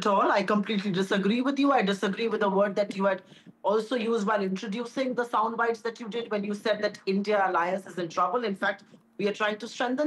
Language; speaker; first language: English; non-native, local second language; Hindi